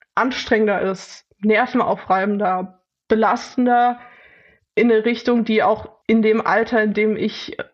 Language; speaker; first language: German; native; German